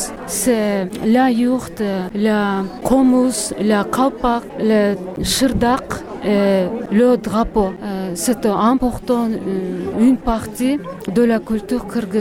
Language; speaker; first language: French; non-native, learner; Kyrgyz